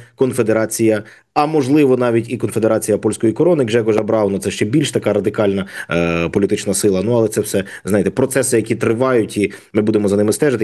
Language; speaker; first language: Ukrainian; native; Ukrainian